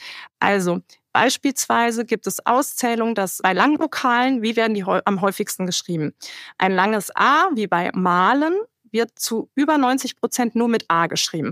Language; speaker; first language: German; native; German